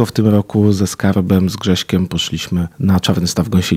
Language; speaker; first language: Polish; native; Polish